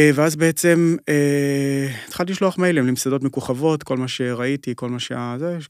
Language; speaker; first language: Hebrew; native; Hebrew